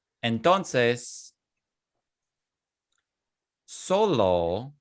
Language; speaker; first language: Spanish; non-native, fluent; English